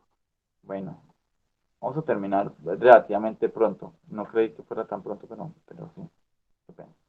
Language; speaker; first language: Spanish; native; Spanish